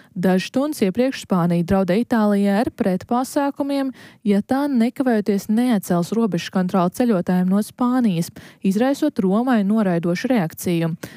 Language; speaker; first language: Latvian; native; Latvian